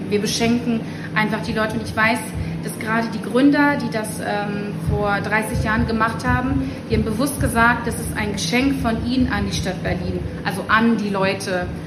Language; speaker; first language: German; native; German